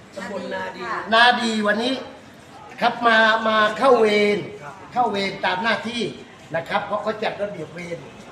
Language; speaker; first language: Thai; native; Thai